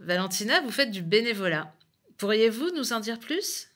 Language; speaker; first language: French; native; French